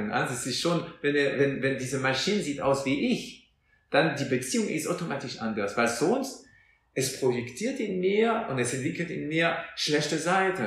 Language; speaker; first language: German; non-native, fluent; French